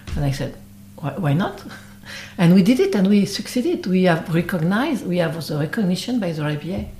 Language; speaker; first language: English; non-native, fluent; French